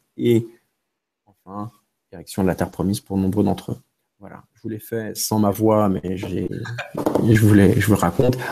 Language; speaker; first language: French; early bilingual, other home language; Romanian